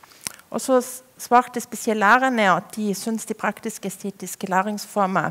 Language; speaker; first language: Norwegian; non-native, fluent; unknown